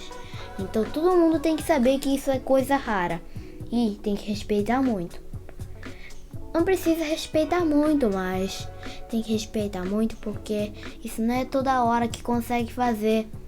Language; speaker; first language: Portuguese; early bilingual, heritage; Portuguese